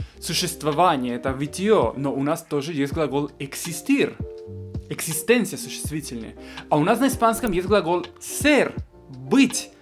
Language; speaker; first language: Russian; non-native, fluent; Spanish